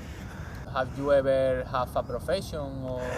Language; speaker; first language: English; non-native, learner; Spanish